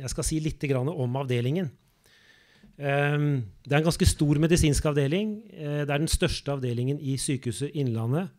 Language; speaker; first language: Norwegian; native; Norwegian